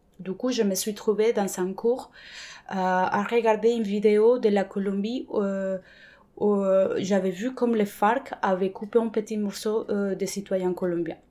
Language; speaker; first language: French; non-native, fluent; Spanish